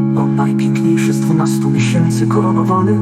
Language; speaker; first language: Polish; native; Polish